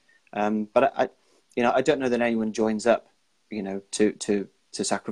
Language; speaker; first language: English; native; English